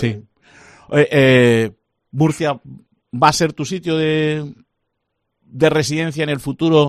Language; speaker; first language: Spanish; native; Spanish